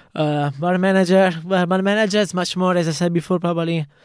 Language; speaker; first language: English; non-native, fluent; Italian